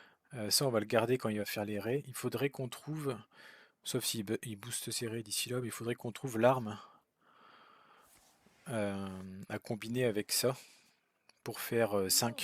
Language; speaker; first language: French; native; French